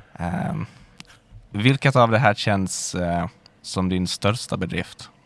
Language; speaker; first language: Swedish; native; Swedish